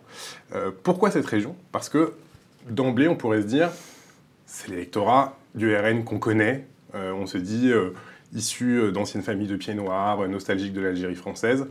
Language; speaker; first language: French; native; French